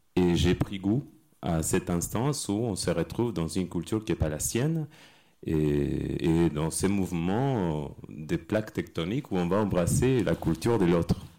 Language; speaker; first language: French; non-native, fluent; Spanish